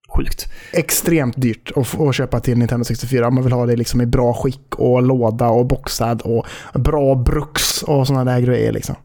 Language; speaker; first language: Swedish; native; Swedish